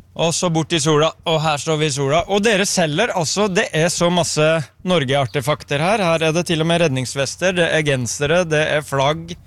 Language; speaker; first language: Norwegian; native; Norwegian